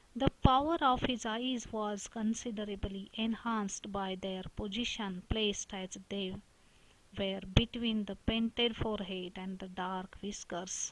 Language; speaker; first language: English; non-native, local second language; Marathi